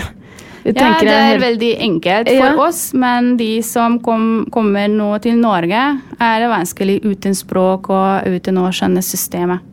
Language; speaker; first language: Norwegian; non-native, fluent; Hungarian